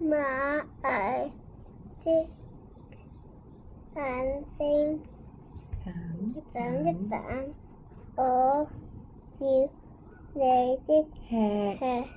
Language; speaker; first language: Chinese; non-native, local second language; Cantonese